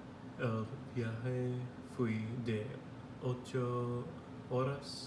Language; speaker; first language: Spanish; non-native, learner; English